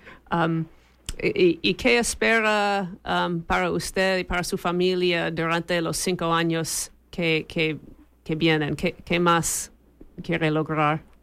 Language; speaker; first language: Spanish; non-native, fluent; English